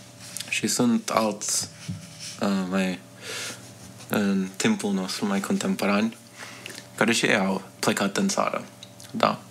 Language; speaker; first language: Romanian; early bilingual, heritage; Romanian